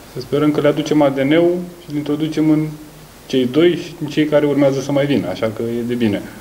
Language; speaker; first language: Romanian; native; Romanian